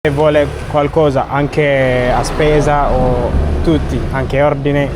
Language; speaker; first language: Italian; non-native, learner; Amharic